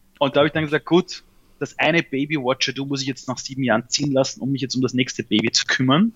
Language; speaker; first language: German; early bilingual, other home language; Persian